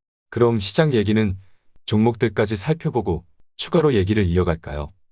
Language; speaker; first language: Korean; native; Korean